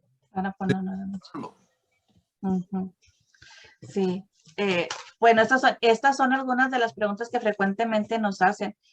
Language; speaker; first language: Spanish; native; Spanish